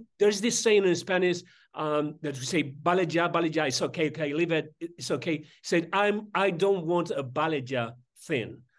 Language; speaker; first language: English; non-native, fluent; Spanish